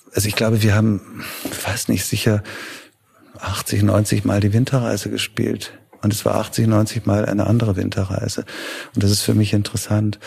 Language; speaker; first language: German; native; German